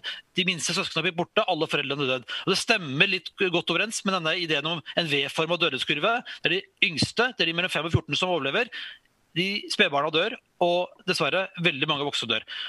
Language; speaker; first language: Norwegian; native; Norwegian